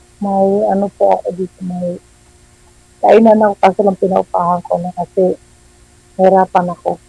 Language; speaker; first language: Filipino; non-native, local second language; Cebuano